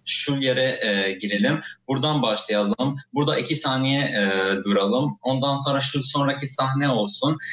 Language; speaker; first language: Turkish; non-native, fluent; Arabic